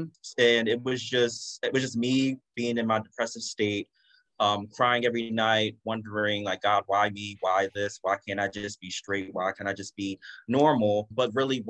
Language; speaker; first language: English; native; English